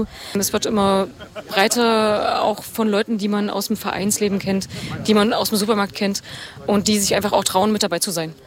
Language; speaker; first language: German; native; German